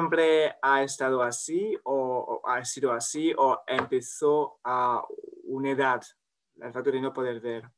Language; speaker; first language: Spanish; non-native, fluent; French